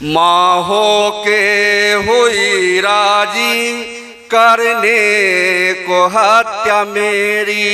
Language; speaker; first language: Hindi; native; Hindi